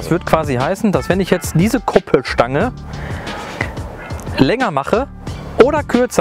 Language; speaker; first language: German; native; German